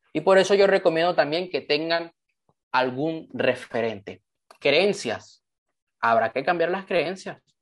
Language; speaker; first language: Spanish; native; Spanish